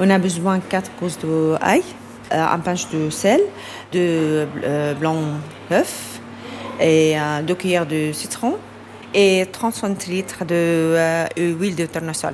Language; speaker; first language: French; non-native, learner; Arabic